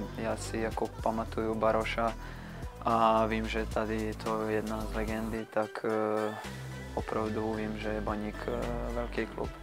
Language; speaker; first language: Czech; non-native, fluent; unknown